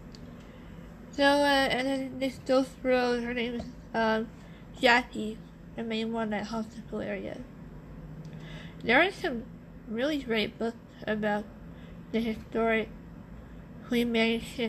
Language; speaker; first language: English; native; English